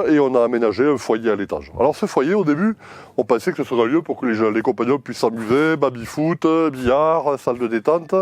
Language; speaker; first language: French; native; French